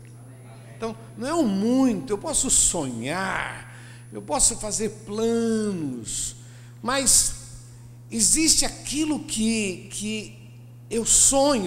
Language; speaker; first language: Portuguese; native; Portuguese